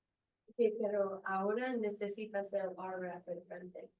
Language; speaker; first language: Spanish; non-native, learner; English